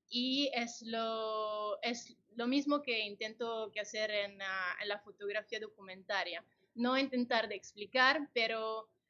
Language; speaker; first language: Spanish; non-native, fluent; Italian